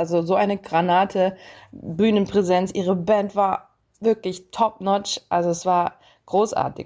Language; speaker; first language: German; native; German